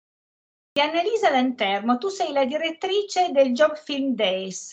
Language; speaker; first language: Italian; native; Italian